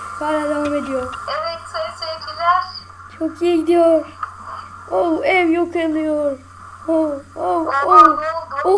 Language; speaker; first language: Turkish; native; Turkish